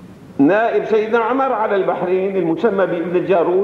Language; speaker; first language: Arabic; native; Arabic